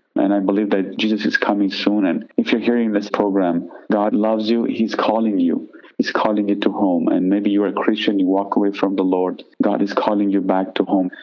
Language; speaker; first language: English; non-native, fluent; Persian